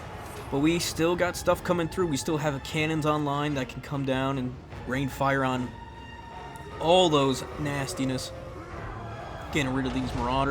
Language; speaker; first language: English; native; English